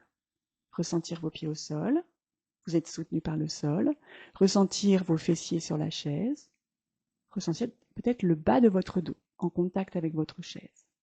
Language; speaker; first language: French; native; French